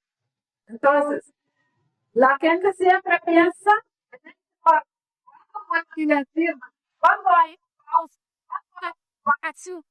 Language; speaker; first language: Spanish; non-native, learner; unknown